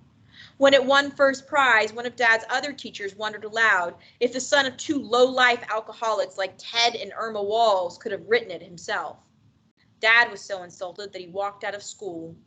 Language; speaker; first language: English; native; English